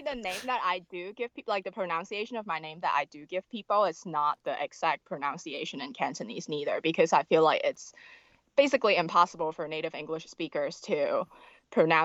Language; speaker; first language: English; non-native, local second language; Cantonese